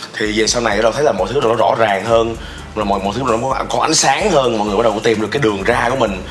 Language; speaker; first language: Vietnamese; native; Vietnamese